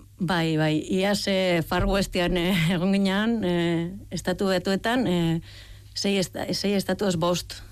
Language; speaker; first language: Basque; native; Basque